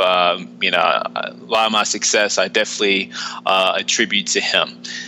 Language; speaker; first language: English; native; English